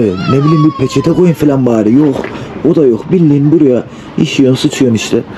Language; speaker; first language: Turkish; native; Turkish